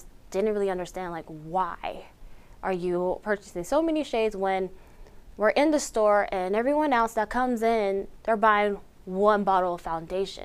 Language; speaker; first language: English; early bilingual, other home language; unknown